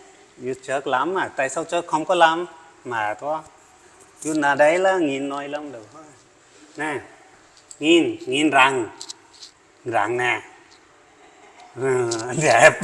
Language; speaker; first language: Vietnamese; non-native, learner; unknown